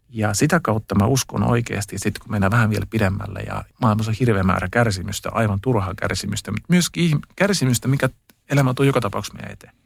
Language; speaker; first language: Finnish; early bilingual, heritage; Finnish